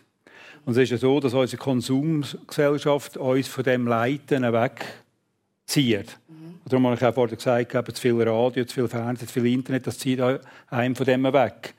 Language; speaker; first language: German; native; German